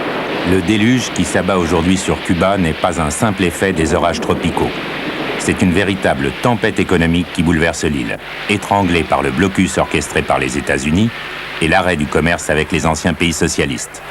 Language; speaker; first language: French; native; French